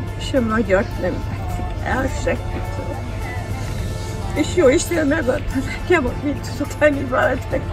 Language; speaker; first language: Hungarian; early bilingual, heritage; Hungarian